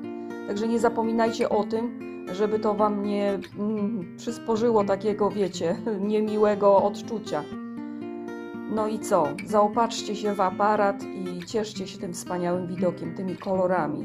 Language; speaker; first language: Polish; native; Polish